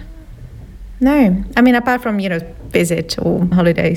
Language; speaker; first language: English; non-native, fluent; Slovak